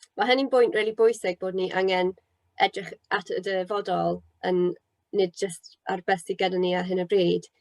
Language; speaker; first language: Welsh; non-native, local second language; English